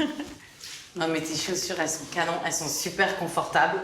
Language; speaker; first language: French; native; French